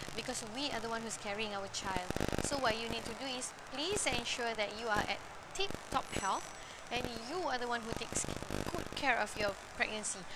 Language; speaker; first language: English; non-native, local second language; Malay